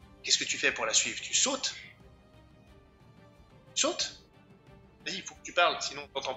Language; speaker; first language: French; native; French